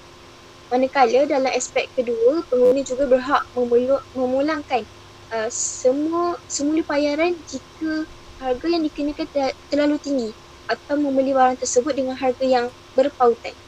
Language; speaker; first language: Malay; native; Malay